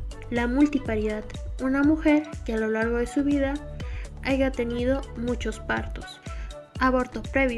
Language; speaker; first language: Spanish; native; Spanish